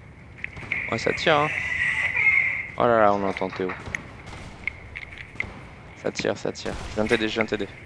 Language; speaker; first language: French; native; French